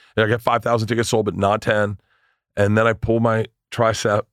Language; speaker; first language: English; native; English